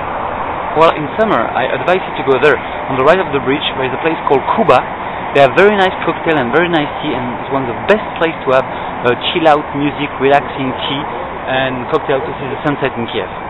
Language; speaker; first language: English; non-native, fluent; French